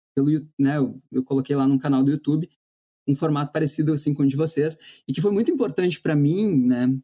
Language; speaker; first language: Portuguese; native; Portuguese